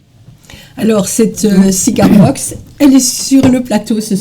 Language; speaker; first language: French; native; French